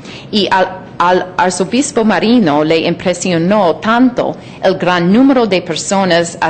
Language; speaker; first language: Spanish; non-native, fluent; English